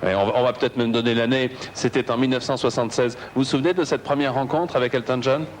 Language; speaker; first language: French; native; French